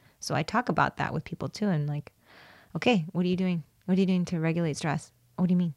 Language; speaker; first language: English; early bilingual, other home language; Spanish